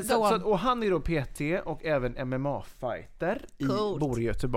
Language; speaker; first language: Swedish; native; Swedish